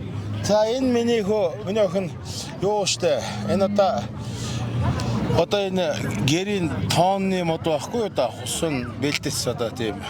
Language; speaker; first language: Mongolian; non-native, local second language; Kazakh